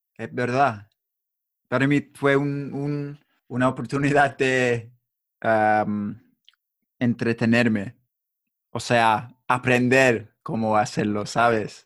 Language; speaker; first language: Spanish; non-native, learner; English